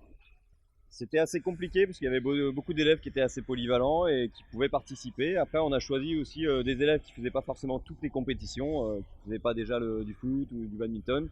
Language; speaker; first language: French; native; French